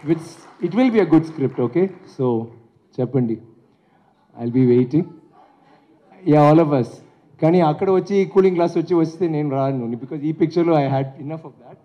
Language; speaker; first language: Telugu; non-native, learner; Tamil